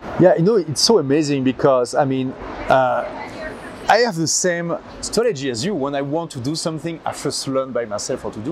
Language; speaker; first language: English; non-native, fluent; French